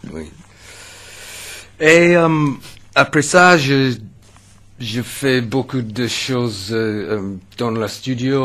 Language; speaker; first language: French; non-native, learner; English